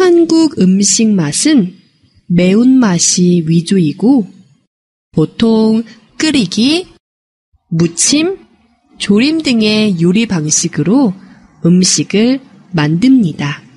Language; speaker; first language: Korean; non-native, fluent; Chinese